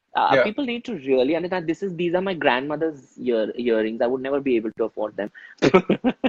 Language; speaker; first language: English; non-native, local second language; Hindi